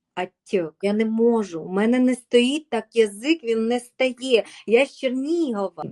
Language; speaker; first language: Ukrainian; non-native, local second language; Russian